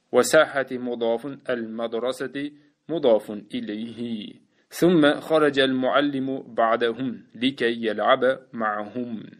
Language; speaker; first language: Arabic; non-native, fluent; Uzbek